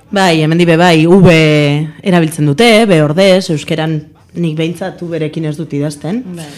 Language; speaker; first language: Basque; non-native, local second language; Spanish